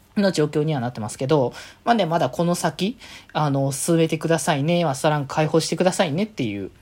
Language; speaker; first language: Japanese; native; Japanese